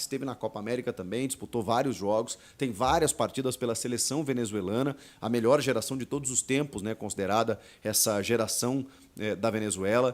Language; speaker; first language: Portuguese; native; Portuguese